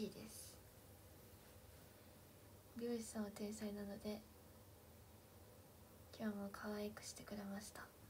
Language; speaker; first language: Japanese; native; Japanese